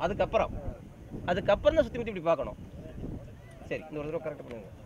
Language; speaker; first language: Tamil; native; Tamil